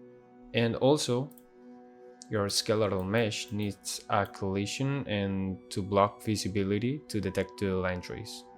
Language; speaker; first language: English; non-native, fluent; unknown